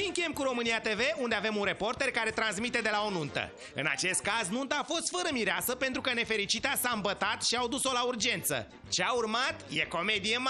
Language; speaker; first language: Romanian; native; Romanian